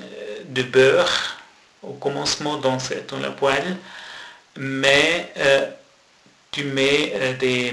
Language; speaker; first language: French; non-native, local second language; German